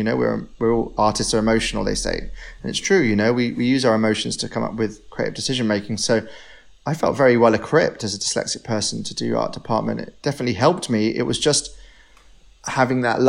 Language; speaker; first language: English; native; English